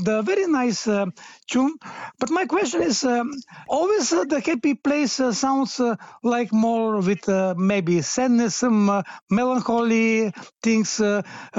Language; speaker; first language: English; non-native, fluent; Bulgarian